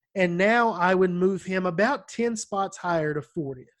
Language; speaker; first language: English; native; English